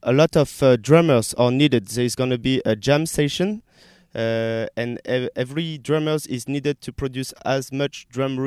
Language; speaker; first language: English; non-native, learner; French